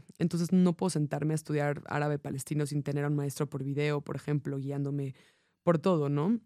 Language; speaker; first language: Spanish; non-native, fluent; English